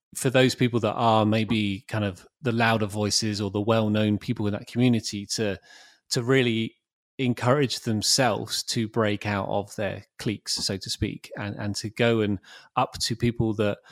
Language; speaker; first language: English; native; English